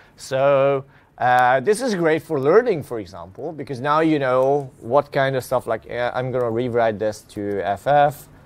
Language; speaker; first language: English; non-native, fluent; Hungarian